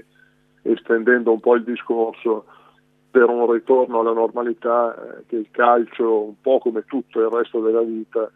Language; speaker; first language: Italian; native; Italian